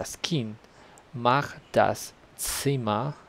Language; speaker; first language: German; non-native, learner; Spanish